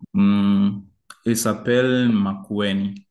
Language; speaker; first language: French; non-native, learner; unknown